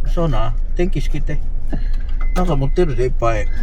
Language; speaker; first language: Japanese; non-native, learner; Filipino